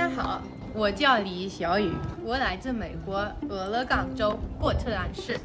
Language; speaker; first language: Chinese; non-native, fluent; English